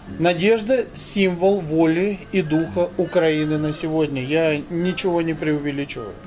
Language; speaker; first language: Russian; native; Russian